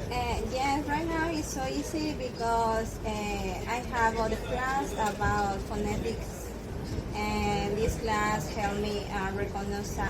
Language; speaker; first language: English; non-native, learner; Spanish